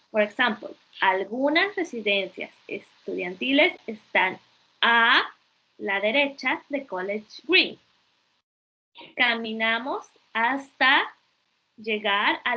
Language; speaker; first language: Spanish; non-native, learner; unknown